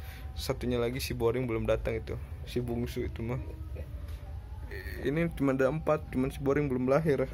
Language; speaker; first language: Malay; non-native, local second language; Sundanese